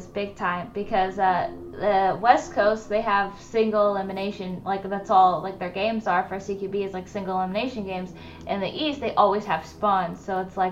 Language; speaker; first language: English; native; English